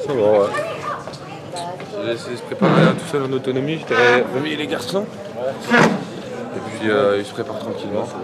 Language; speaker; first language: French; native; French